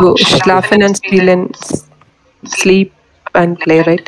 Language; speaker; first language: English; non-native, local second language; Hindi